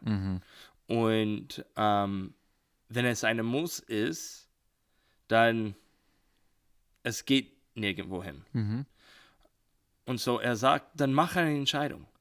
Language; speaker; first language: German; non-native, learner; English